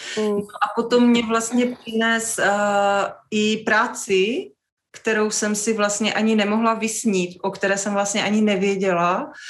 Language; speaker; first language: Czech; native; Czech